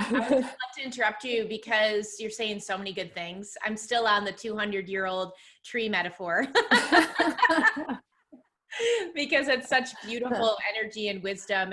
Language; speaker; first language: English; native; English